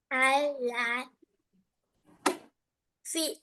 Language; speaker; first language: English; non-native, learner; Vietnamese